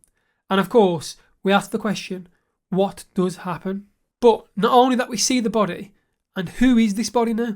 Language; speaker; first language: English; native; English